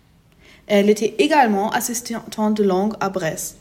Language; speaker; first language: French; non-native, fluent; German